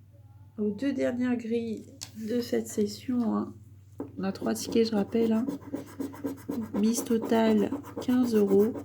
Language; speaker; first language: French; native; French